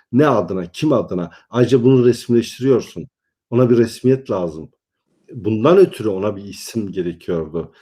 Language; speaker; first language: Turkish; non-native, local second language; Kurdish